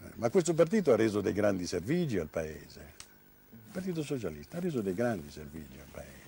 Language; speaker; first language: Italian; native; Italian